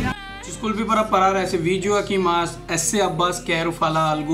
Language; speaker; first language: Portuguese; non-native, learner; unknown